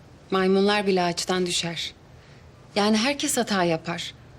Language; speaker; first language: Turkish; native; Turkish